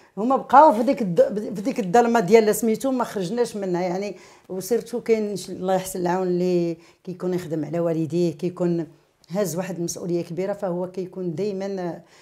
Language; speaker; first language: Arabic; native; Arabic